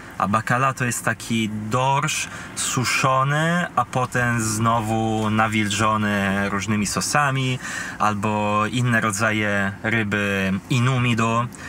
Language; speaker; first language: Polish; non-native, fluent; Italian